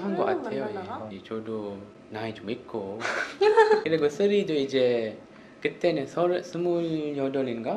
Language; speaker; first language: Korean; non-native, fluent; Malay